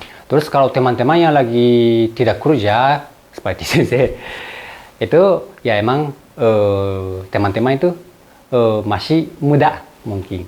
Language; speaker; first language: Indonesian; non-native, fluent; Japanese